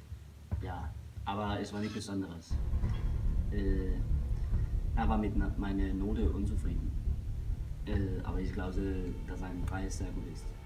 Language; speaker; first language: German; non-native, learner; Danish